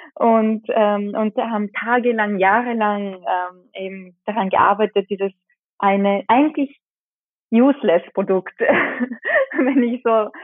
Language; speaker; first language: German; early bilingual, other home language; Japanese